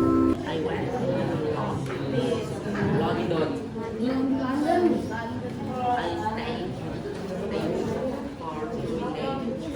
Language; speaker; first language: English; non-native, learner; Indonesian